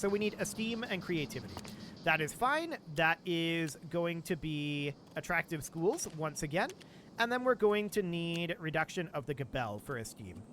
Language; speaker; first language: English; native; English